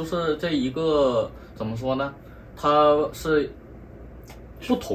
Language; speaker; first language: Chinese; native; Chinese